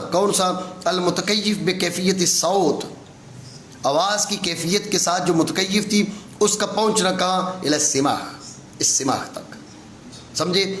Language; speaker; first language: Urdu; non-native, local second language; Punjabi